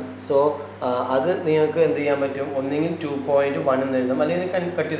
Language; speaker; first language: Malayalam; native; Malayalam